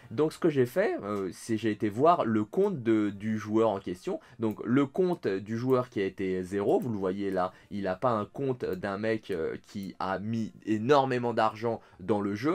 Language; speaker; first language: French; native; French